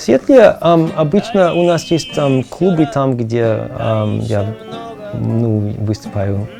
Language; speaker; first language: Russian; non-native, learner; English